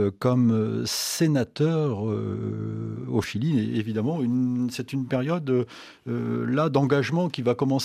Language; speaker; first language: French; native; French